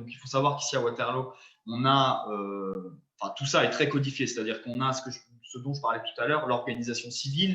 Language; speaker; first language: French; native; French